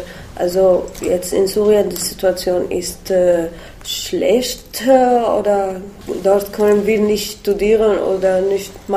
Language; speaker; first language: German; non-native, learner; Arabic